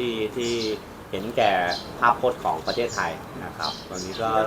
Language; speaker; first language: Thai; native; Thai